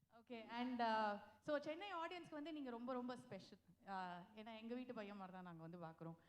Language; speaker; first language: Tamil; native; Tamil